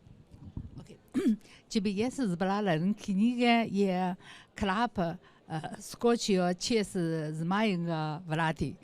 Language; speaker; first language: Slovenian; non-native, learner; Chinese